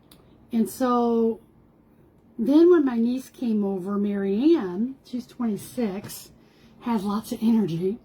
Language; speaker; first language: English; native; English